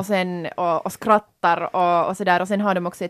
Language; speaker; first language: Swedish; native; Swedish